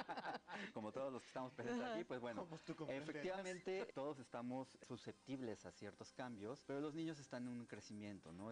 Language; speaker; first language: Spanish; native; Spanish